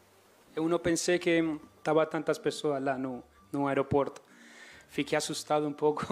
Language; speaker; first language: Portuguese; non-native, learner; Spanish